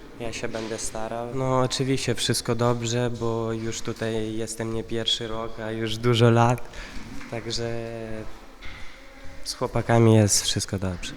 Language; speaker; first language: Polish; non-native, fluent; Russian